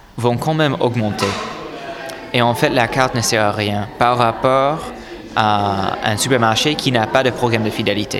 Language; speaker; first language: French; non-native, fluent; English